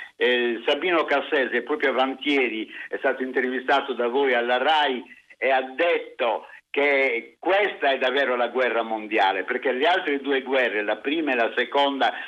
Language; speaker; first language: Italian; native; Italian